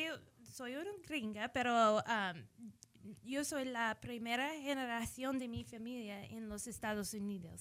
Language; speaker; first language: Spanish; early bilingual, heritage; English